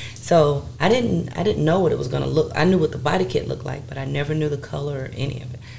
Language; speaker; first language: English; native; English